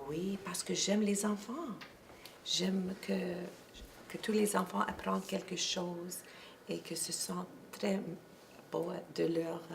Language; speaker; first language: French; non-native, local second language; English